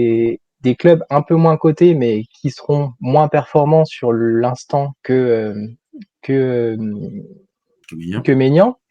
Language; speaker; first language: French; native; French